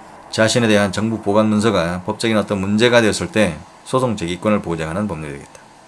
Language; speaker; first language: Korean; native; Korean